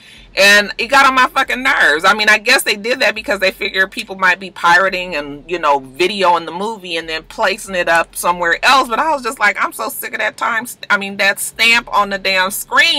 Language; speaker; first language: English; native; English